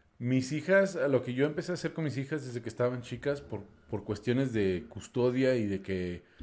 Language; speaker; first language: Spanish; non-native, fluent; English